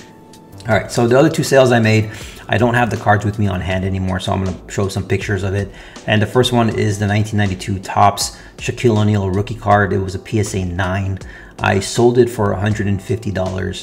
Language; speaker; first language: English; native; English